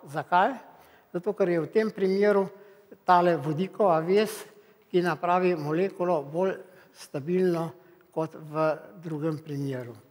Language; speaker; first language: Slovenian; native; Slovenian